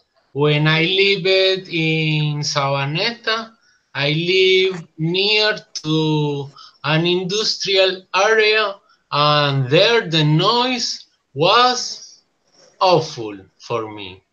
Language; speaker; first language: English; non-native, learner; Spanish